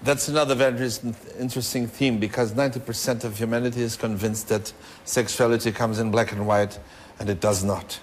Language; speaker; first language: English; non-native, fluent; Portuguese